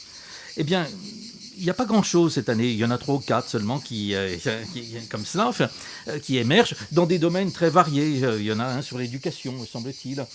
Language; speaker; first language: French; native; French